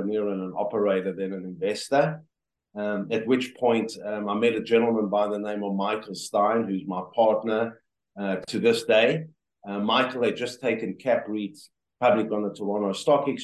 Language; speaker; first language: English; native; English